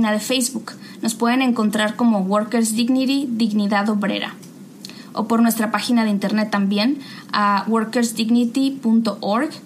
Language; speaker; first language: Spanish; native; Spanish